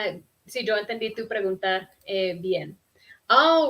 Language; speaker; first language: Spanish; non-native, fluent; English